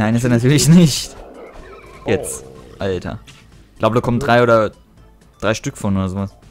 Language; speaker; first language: German; native; German